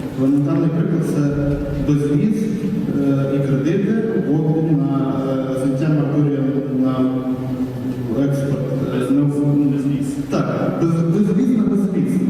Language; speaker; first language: Ukrainian; native; Ukrainian